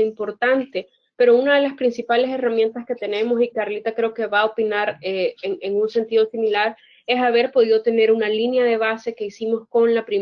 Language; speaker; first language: Spanish; native; Spanish